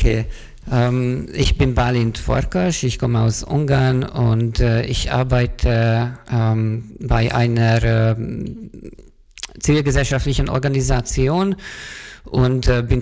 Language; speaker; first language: German; non-native, fluent; Hungarian